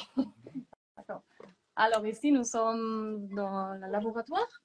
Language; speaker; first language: French; non-native, fluent; German